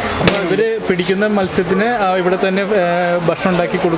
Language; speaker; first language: Malayalam; native; Malayalam